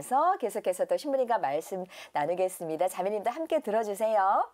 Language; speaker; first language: Korean; native; Korean